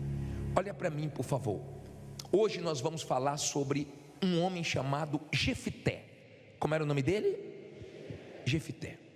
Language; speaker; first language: Portuguese; native; Portuguese